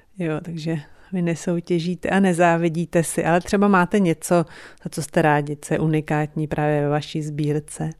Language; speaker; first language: Czech; native; Czech